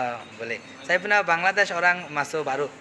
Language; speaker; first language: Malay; non-native, learner; Bangla